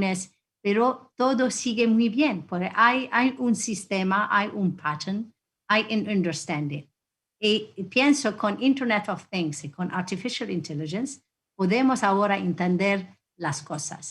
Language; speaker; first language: Spanish; non-native, fluent; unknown